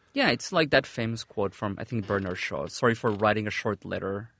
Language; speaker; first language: English; non-native, fluent; Spanish